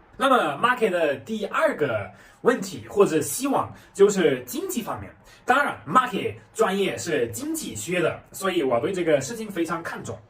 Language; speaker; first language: Chinese; non-native, fluent; German